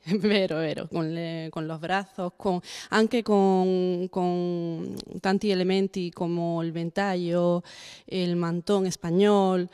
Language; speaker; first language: Italian; non-native, learner; Spanish